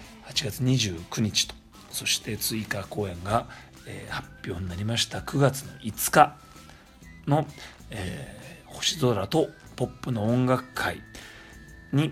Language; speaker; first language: Japanese; native; Japanese